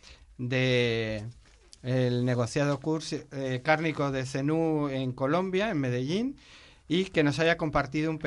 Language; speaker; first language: Spanish; native; Spanish